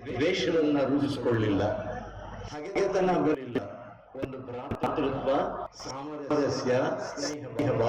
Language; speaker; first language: Kannada; non-native, local second language; Telugu